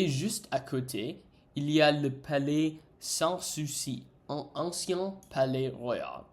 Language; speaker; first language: French; non-native, learner; English